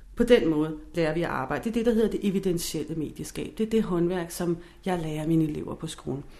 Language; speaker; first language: Danish; non-native, fluent; English